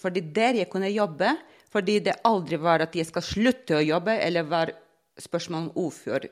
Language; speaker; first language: Norwegian; non-native, fluent; Latvian